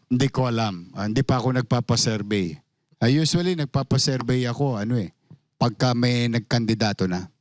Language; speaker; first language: Filipino; native; Filipino